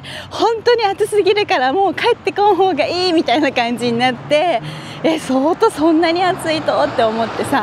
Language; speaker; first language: Japanese; native; Japanese